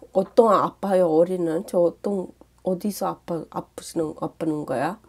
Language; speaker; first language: Korean; non-native, learner; Uzbek